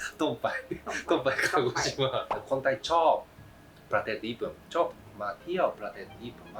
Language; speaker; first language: Thai; non-native, learner; Japanese